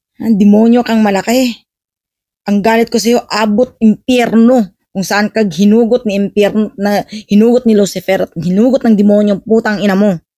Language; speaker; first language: Filipino; native; Filipino